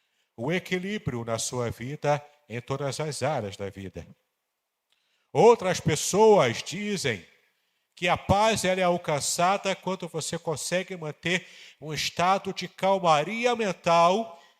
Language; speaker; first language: Portuguese; native; Portuguese